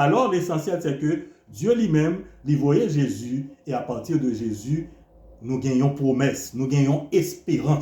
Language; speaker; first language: French; non-native, local second language; Haitian Creole